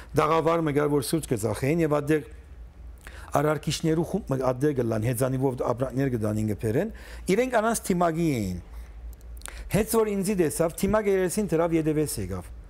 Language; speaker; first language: Armenian; early bilingual, heritage; Armenian